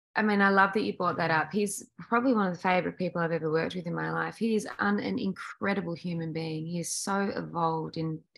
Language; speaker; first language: English; native; English